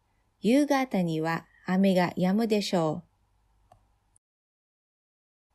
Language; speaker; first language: Japanese; non-native, fluent; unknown